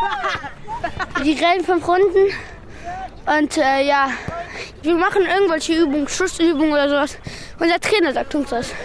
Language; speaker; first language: German; early bilingual, other home language; Pashto